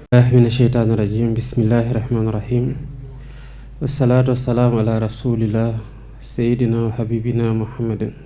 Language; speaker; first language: Wolof; non-native, local second language; Serer